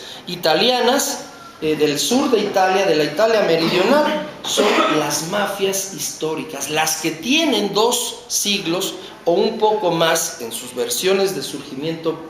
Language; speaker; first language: Spanish; native; Spanish